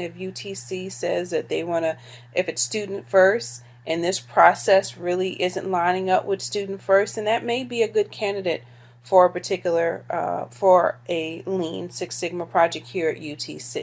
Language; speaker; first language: English; native; English